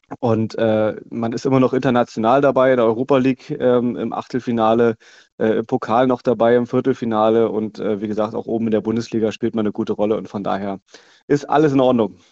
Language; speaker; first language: German; native; German